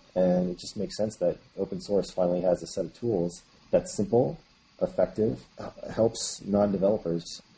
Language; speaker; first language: English; native; English